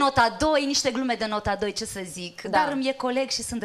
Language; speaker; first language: Romanian; native; Romanian